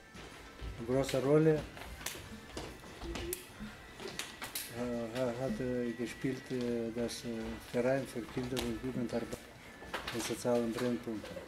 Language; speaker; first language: German; non-native, learner; Russian